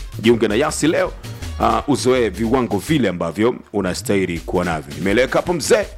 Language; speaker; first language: Swahili; native; Swahili